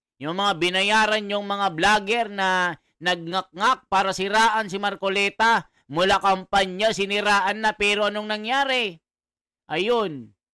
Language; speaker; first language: Filipino; native; Filipino